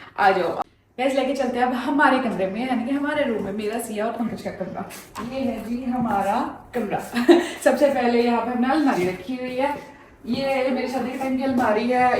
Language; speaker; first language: Hindi; native; Hindi